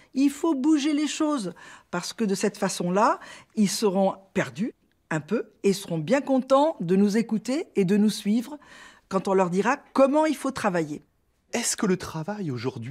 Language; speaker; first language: French; native; French